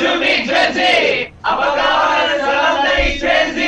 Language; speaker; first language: Korean; native; Korean